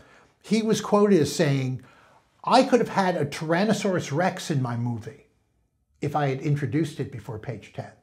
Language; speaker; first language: English; native; English